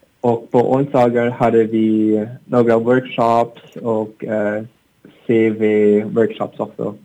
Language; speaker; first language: Swedish; non-native, learner; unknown